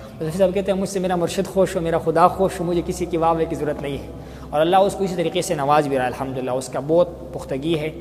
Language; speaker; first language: Urdu; non-native, local second language; Pashto